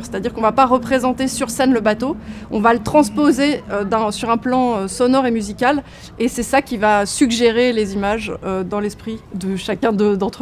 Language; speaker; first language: French; native; French